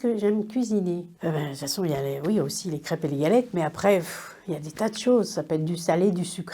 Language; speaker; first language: French; native; French